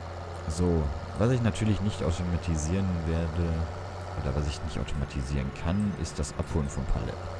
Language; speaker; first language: German; native; German